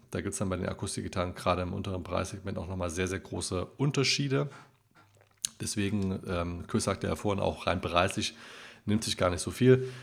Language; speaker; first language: German; native; German